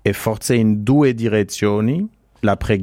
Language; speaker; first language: Italian; non-native, fluent; French